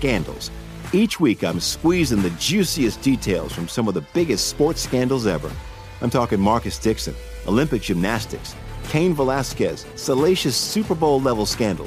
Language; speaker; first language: English; native; English